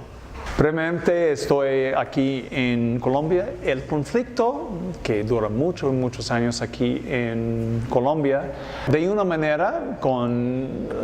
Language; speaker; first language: Spanish; non-native, fluent; English